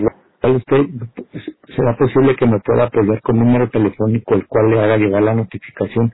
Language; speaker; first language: Spanish; native; Spanish